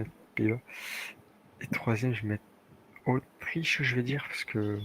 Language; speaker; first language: French; native; French